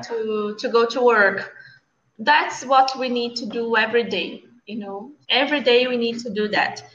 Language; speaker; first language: English; non-native, learner; Portuguese